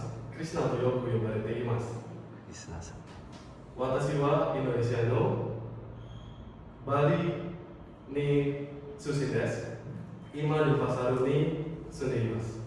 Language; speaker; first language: Japanese; non-native, learner; Indonesian